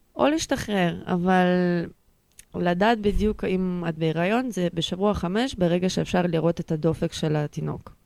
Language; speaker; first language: Hebrew; early bilingual, other home language; Russian